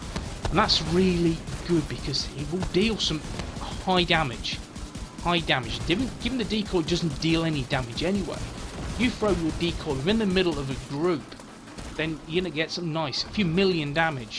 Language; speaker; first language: English; native; English